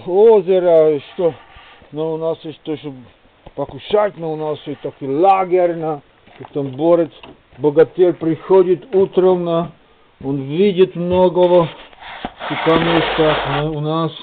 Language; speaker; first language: Russian; non-native, learner; Czech